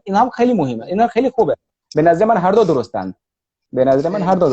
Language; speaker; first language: Persian; non-native, fluent; Hindi